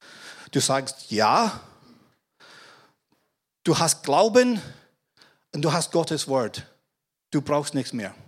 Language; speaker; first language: German; non-native, fluent; English